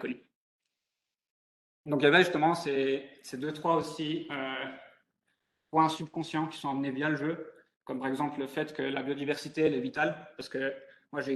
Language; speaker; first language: French; native; French